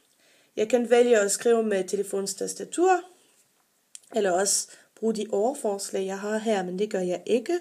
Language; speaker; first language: Danish; non-native, fluent; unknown